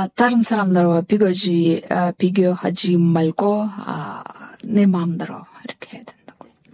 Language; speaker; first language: Korean; non-native, fluent; Kyrgyz